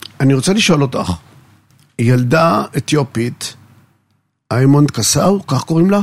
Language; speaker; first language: Hebrew; native; Hebrew